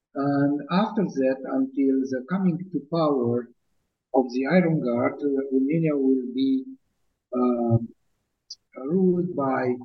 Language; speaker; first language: English; non-native, fluent; Romanian